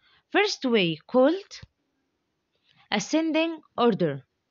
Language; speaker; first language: English; non-native, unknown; Arabic